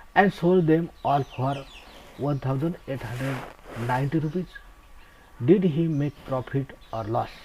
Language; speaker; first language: English; non-native, local second language; Marathi